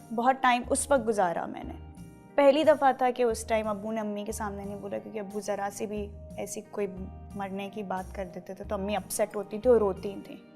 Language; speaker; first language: Urdu; native; Urdu